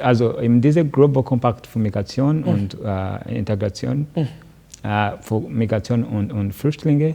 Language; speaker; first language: German; non-native, learner; Kinyarwanda